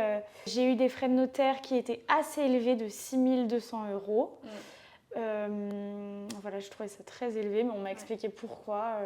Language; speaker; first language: French; native; French